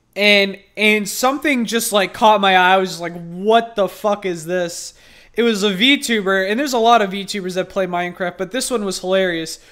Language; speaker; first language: English; native; English